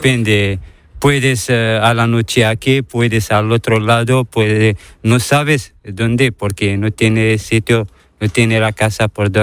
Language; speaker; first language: Spanish; non-native, learner; Arabic